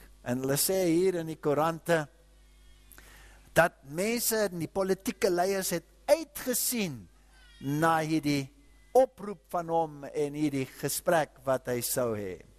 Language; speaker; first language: Afrikaans; non-native, fluent; German